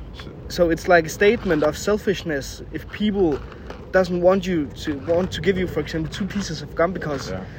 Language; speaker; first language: English; non-native, fluent; Danish